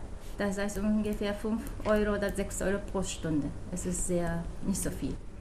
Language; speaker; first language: German; non-native, fluent; Japanese